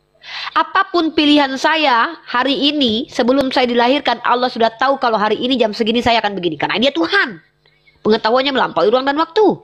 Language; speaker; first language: Indonesian; native; Indonesian